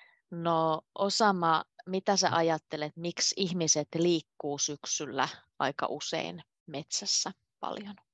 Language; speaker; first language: Finnish; native; Finnish